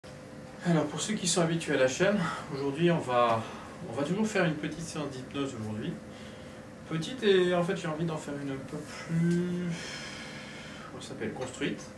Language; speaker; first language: French; native; French